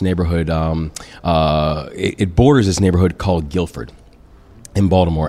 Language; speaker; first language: English; native; English